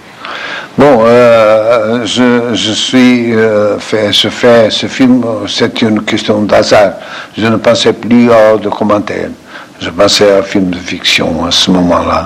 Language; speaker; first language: French; non-native, fluent; Portuguese